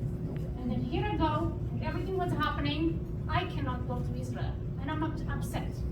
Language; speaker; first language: English; non-native, local second language; Hebrew